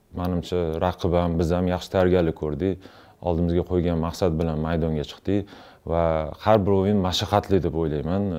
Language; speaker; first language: Uzbek; non-native, local second language; Russian